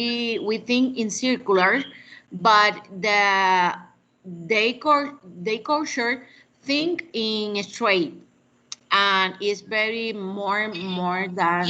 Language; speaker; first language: English; non-native, learner; Spanish